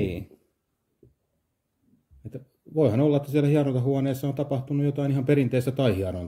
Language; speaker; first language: Finnish; native; Finnish